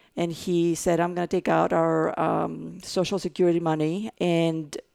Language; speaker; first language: English; non-native, fluent; Greek